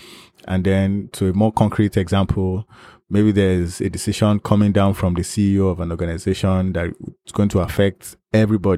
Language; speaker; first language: English; non-native, local second language; Yoruba